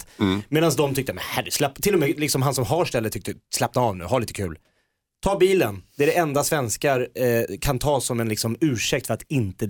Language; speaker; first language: Swedish; native; Swedish